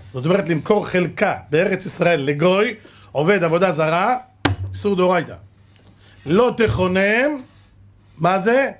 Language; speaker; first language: Hebrew; native; Hebrew